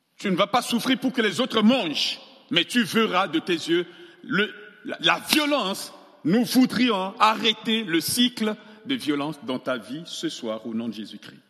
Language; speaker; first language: French; non-native, local second language; Sango